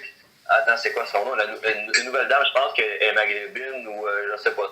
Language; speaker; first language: French; native; French